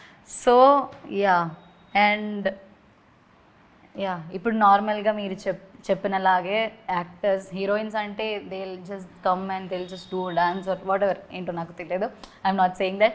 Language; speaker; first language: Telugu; non-native, learner; Malayalam